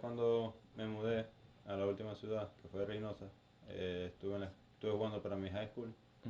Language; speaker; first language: Spanish; native; Spanish